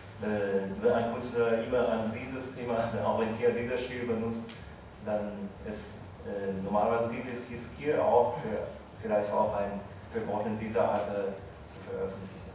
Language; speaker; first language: German; non-native, fluent; Chinese